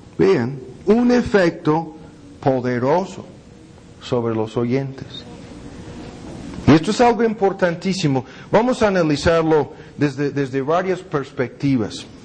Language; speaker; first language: Spanish; non-native, fluent; English